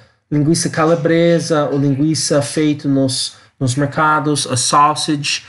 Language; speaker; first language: Portuguese; non-native, learner; English